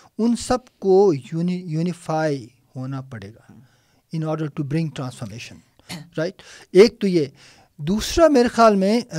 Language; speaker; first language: Urdu; non-native, local second language; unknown